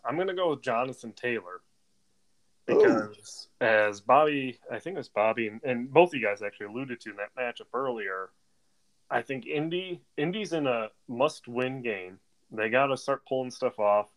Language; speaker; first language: English; native; English